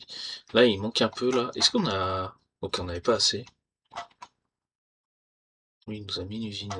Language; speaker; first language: French; native; French